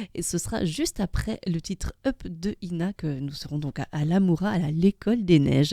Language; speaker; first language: French; native; French